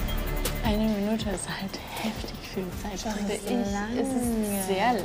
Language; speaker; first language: German; native; German